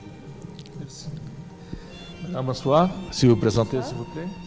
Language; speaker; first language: French; non-native, fluent; Arabic